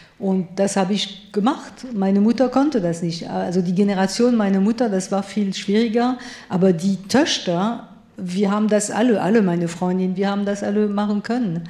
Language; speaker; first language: German; non-native, fluent; French